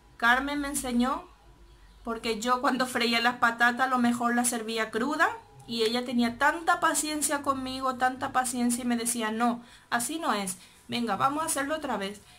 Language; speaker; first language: Spanish; native; Spanish